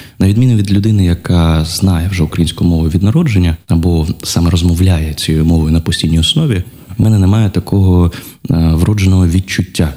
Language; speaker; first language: Ukrainian; non-native, local second language; Russian